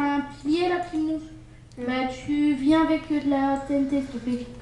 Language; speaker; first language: French; native; French